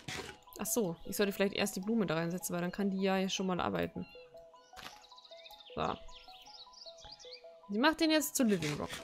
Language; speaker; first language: German; native; German